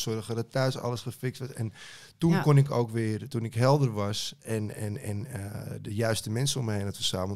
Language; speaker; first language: Dutch; native; Dutch